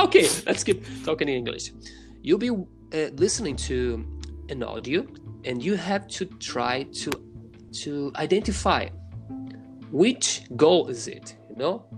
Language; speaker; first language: English; non-native, fluent; Portuguese